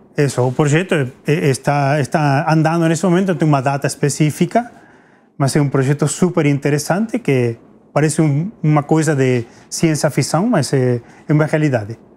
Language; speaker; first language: Portuguese; non-native, fluent; Spanish